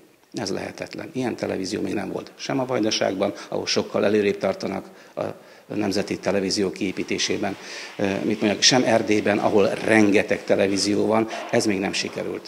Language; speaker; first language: Hungarian; native; Hungarian